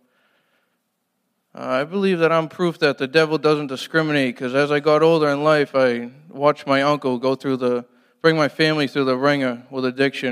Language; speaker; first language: English; native; English